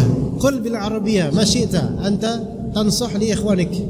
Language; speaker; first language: Arabic; non-native, fluent; Indonesian